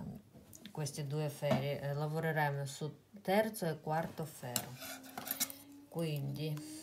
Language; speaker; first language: Italian; non-native, fluent; Russian